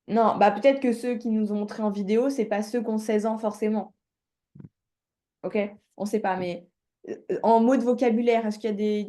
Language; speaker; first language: French; native; French